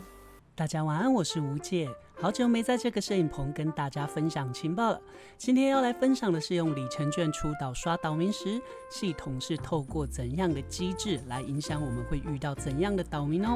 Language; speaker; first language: Chinese; native; Chinese